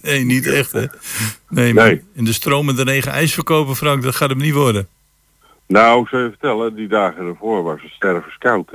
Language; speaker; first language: Dutch; native; Dutch